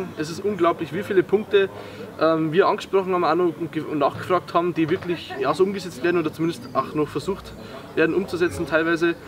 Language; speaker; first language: German; native; German